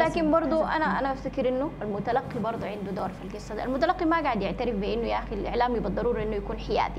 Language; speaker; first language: Arabic; native; Arabic